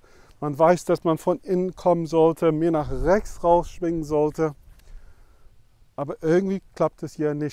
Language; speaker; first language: German; non-native, fluent; English